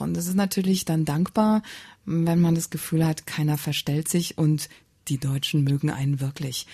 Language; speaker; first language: German; native; German